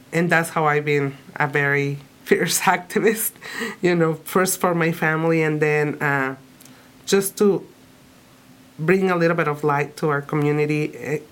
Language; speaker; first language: English; early bilingual, other home language; Spanish